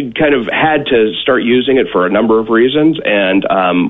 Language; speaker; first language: English; native; English